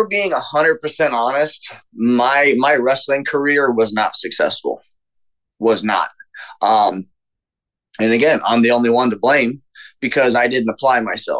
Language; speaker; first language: English; native; English